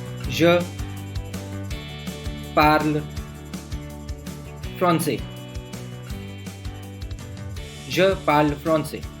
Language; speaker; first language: French; non-native, fluent; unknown